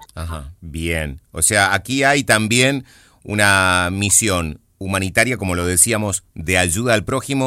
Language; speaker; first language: Spanish; native; Spanish